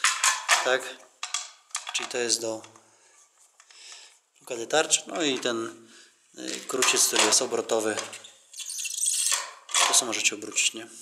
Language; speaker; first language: Polish; native; Polish